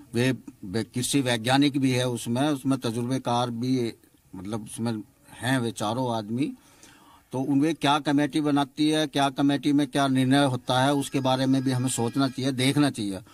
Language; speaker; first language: Hindi; native; Hindi